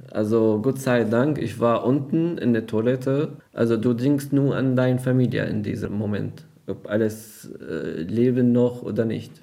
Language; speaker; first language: German; non-native, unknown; Arabic